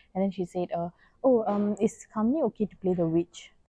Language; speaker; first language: English; non-native, local second language; Tamil